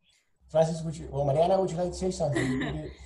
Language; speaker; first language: English; non-native, fluent; Spanish